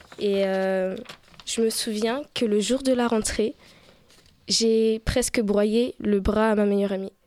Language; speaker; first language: French; early bilingual, other home language; Portuguese